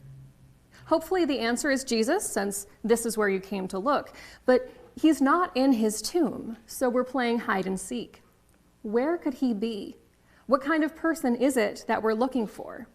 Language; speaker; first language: English; native; English